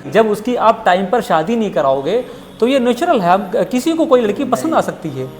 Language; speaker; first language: Urdu; native; Urdu